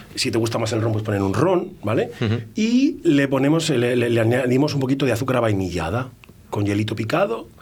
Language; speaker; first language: Spanish; native; Spanish